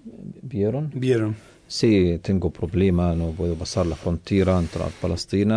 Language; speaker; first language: Spanish; non-native, local second language; Arabic